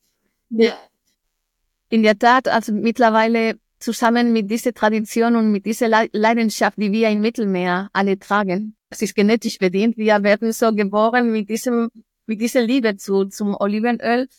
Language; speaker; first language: German; non-native, fluent; Spanish